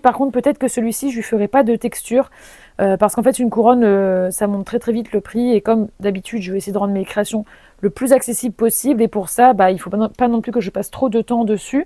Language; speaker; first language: French; native; French